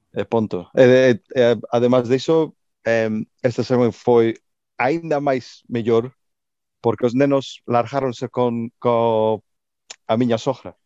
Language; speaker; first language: Galician; native; Galician